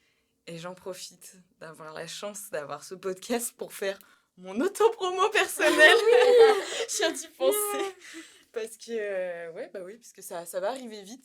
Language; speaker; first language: French; native; French